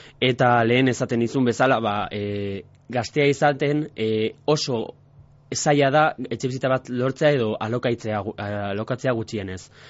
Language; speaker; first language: Basque; non-native, local second language; Spanish